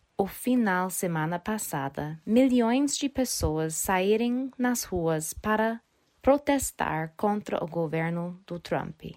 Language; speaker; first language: Portuguese; non-native, fluent; English